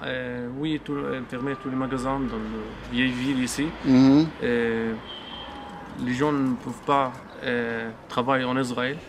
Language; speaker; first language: French; non-native, fluent; Arabic